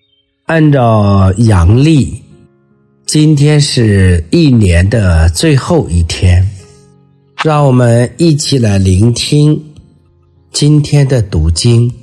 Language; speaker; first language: Chinese; native; Chinese